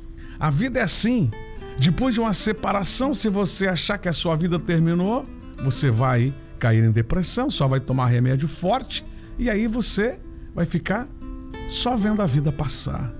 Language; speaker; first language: Portuguese; native; Portuguese